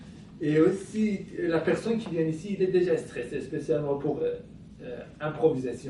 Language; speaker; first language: French; non-native, fluent; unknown